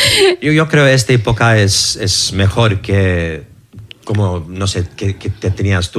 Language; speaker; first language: Spanish; non-native, learner; English